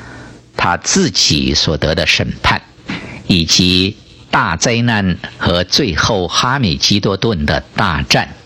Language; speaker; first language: Chinese; native; Chinese